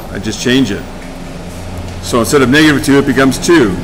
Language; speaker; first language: English; native; English